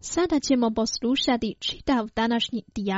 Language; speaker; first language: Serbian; non-native, fluent; Chinese